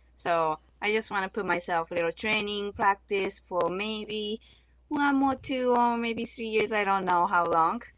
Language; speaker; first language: English; non-native, learner; Japanese